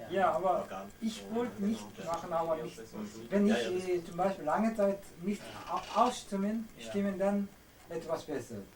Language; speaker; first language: German; non-native, learner; Korean